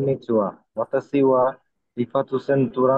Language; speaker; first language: Japanese; non-native, learner; Bangla